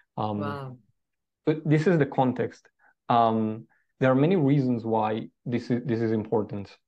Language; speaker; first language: English; non-native, fluent; Italian